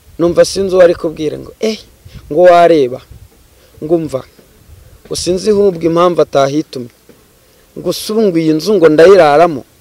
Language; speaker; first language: Kinyarwanda; native; Kinyarwanda